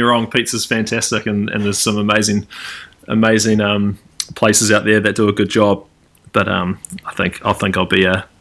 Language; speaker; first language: English; native; English